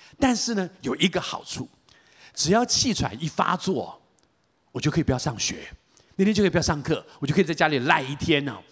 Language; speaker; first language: Chinese; native; Chinese